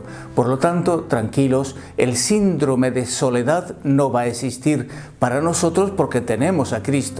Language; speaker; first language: Spanish; native; Spanish